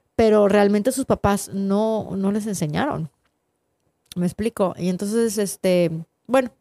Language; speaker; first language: Spanish; native; Spanish